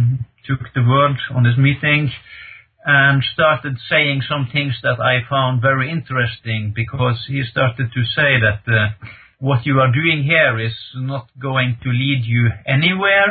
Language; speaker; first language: English; non-native, fluent; Norwegian